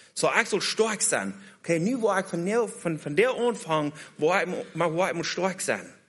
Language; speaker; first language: German; native; German